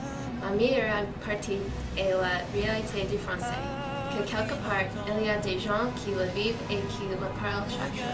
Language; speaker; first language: French; non-native, learner; English